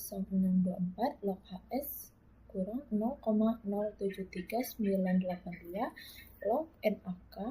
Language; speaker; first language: Indonesian; native; Indonesian